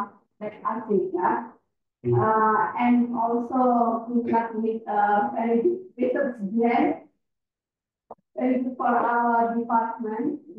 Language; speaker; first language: English; non-native, fluent; Indonesian